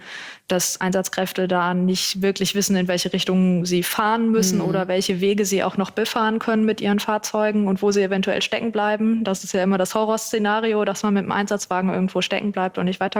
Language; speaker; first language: German; native; German